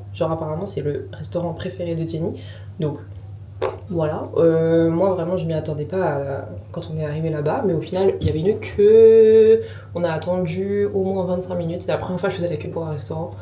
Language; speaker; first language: French; native; French